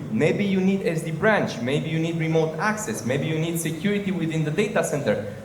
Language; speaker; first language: English; non-native, fluent; Romanian